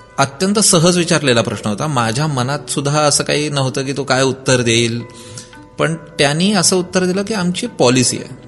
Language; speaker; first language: Marathi; native; Marathi